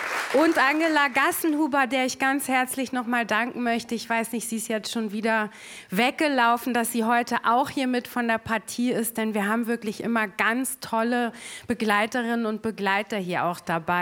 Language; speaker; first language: German; native; German